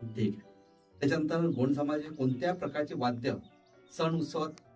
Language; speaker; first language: Marathi; non-native, local second language; Gondi